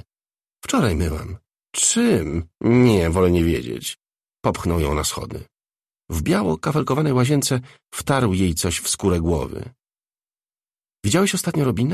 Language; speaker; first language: Polish; native; Polish